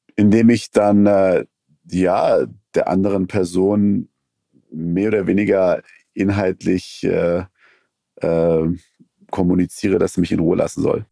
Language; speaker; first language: German; early bilingual, other home language; Persian